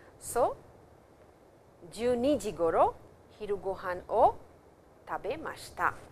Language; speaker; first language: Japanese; non-native, fluent; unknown